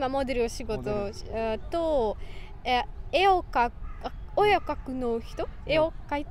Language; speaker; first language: Japanese; non-native, learner; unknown